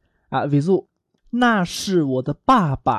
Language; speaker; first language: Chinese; non-native, fluent; Vietnamese